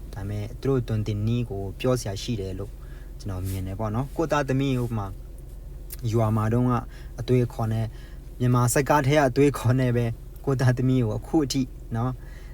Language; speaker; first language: Burmese; non-native, local second language; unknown